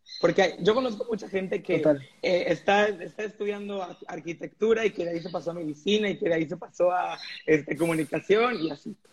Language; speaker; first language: Spanish; native; Spanish